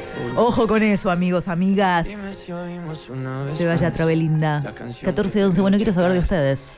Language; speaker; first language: Spanish; native; Spanish